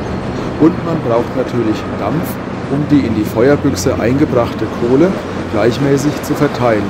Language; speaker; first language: German; native; German